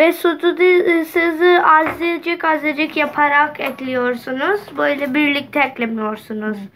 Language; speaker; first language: Turkish; non-native, learner; Urdu